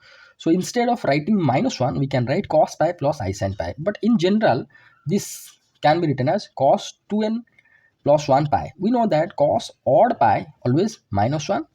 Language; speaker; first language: English; non-native, local second language; Odia